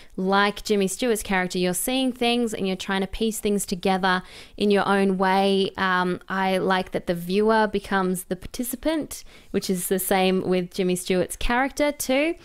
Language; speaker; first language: English; native; English